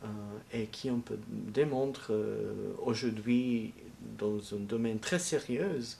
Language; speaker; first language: French; non-native, learner; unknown